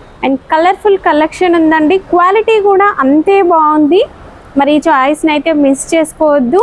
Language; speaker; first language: Telugu; native; Telugu